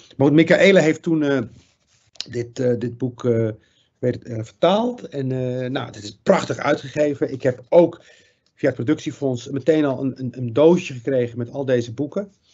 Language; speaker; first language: Dutch; early bilingual, other home language; Riffian